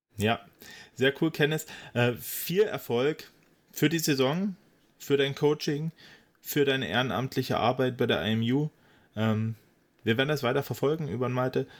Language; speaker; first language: German; native; German